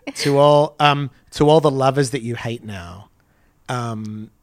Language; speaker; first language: English; native; English